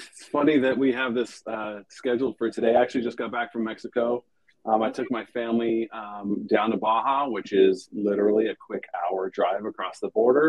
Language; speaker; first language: English; native; English